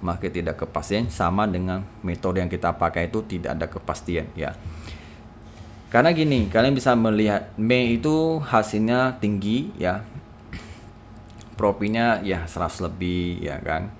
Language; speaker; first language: Indonesian; native; Indonesian